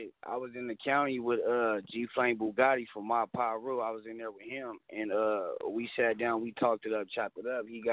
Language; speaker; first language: English; native; English